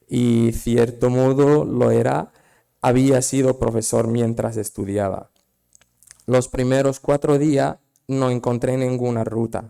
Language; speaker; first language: Spanish; non-native, fluent; Arabic